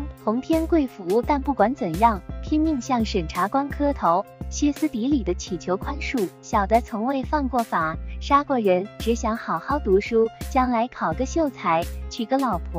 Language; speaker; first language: Chinese; native; Chinese